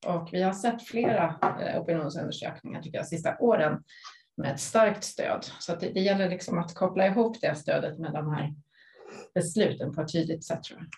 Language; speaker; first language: Swedish; native; Swedish